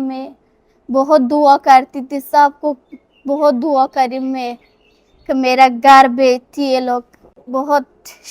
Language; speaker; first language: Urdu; non-native, learner; Persian